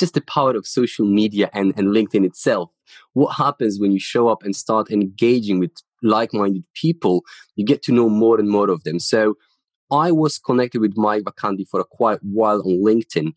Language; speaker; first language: English; non-native, fluent; Polish